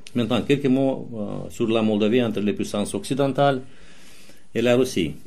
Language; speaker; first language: French; non-native, fluent; Romanian